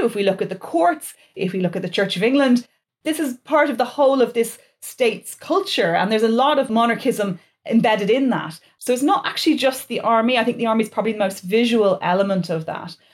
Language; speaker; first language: English; native; English